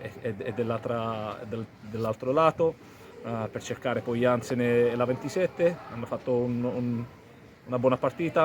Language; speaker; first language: Italian; non-native, fluent; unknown